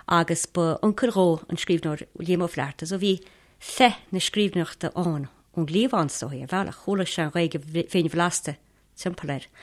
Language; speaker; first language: Irish; native; Irish